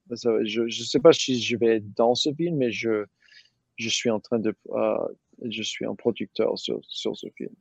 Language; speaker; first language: French; non-native, learner; English